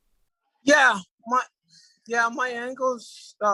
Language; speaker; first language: English; non-native, learner; Portuguese